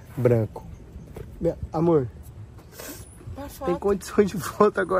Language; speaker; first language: Portuguese; native; Portuguese